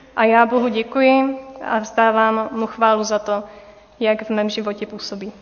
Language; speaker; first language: Czech; native; Czech